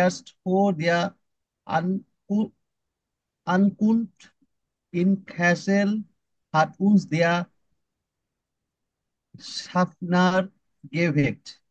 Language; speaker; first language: German; non-native, learner; Bangla